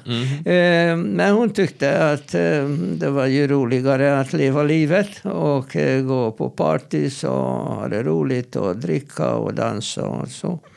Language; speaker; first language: Swedish; non-native, fluent; Hungarian